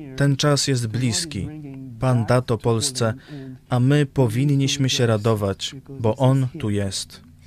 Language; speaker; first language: Polish; non-native, fluent; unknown